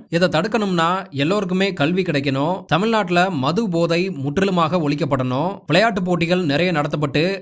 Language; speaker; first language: Tamil; native; Tamil